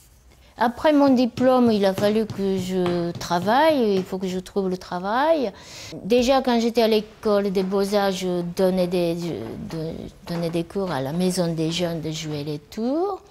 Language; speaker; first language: French; non-native, fluent; Japanese